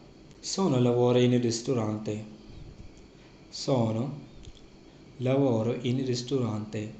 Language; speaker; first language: Italian; non-native, learner; Urdu